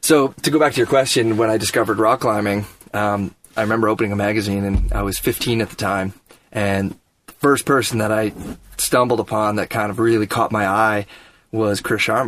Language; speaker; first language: English; native; English